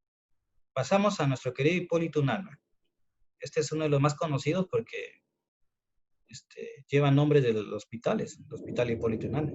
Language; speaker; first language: Spanish; native; Spanish